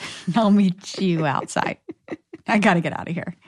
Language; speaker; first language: English; native; English